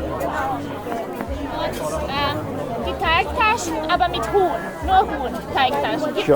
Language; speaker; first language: German; non-native, learner; Filipino